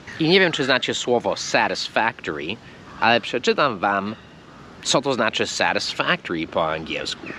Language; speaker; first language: Polish; non-native, fluent; English